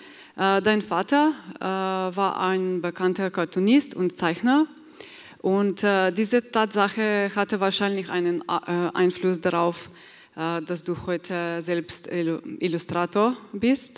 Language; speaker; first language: German; non-native, fluent; Slovenian